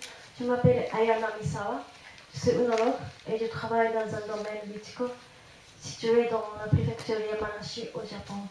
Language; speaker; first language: French; non-native, fluent; Japanese